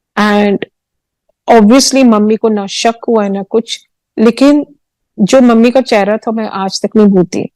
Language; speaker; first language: Hindi; early bilingual, heritage; Hindi